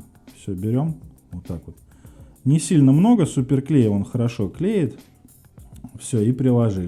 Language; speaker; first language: Russian; native; Russian